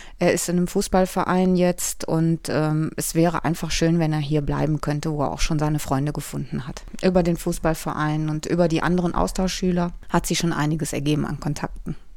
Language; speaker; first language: German; native; German